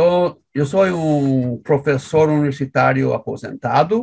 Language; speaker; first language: Spanish; non-native, learner; English